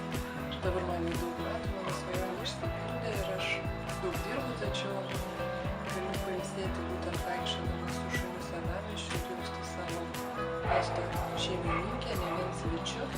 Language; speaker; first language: Lithuanian; native; Lithuanian